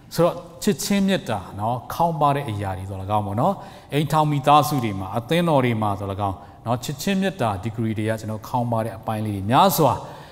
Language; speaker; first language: Burmese; non-native, local second language; Tedim Chin